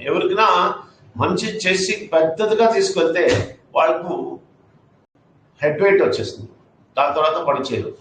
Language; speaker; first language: Telugu; non-native, fluent; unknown